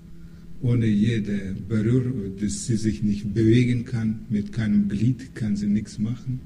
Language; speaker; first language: German; non-native, fluent; Russian